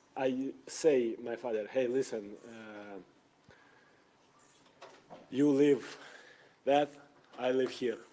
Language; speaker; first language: English; non-native, learner; Ukrainian